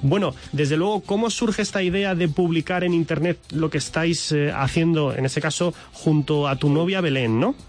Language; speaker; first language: Spanish; native; Spanish